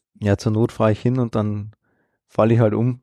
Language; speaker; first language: German; native; German